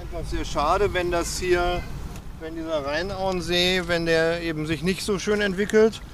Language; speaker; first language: German; native; German